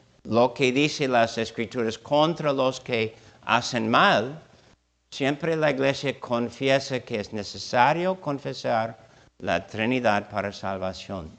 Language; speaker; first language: Spanish; non-native, fluent; English